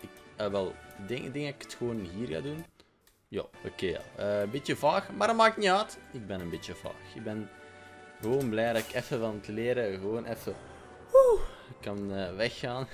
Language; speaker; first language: Dutch; native; Dutch